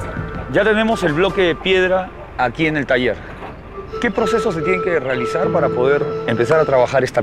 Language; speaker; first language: Spanish; native; Spanish